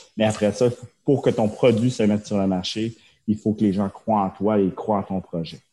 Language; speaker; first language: French; early bilingual, other home language; Japanese